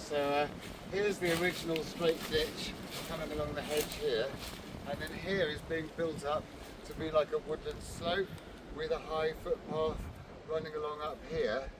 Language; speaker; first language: English; native; English